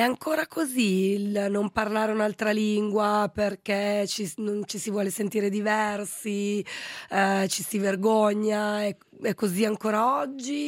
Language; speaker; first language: Italian; native; Italian